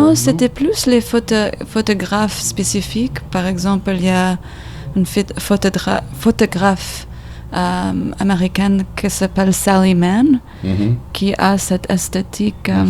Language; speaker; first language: French; non-native, learner; English